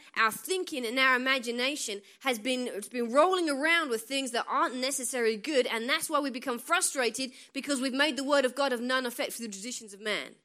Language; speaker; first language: English; native; English